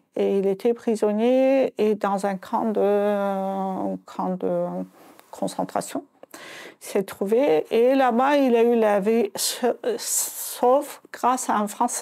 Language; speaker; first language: French; non-native, fluent; Azerbaijani